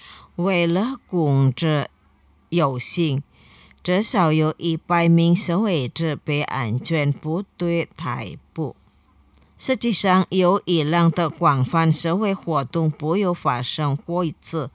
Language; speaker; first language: Chinese; non-native, fluent; Indonesian